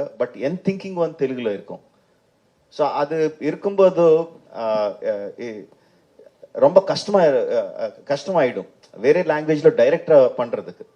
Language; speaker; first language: Tamil; non-native, fluent; Telugu